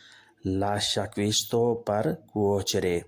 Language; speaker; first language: Italian; non-native, learner; Urdu